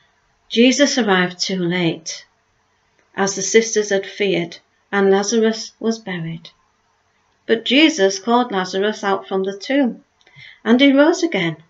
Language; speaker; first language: English; native; English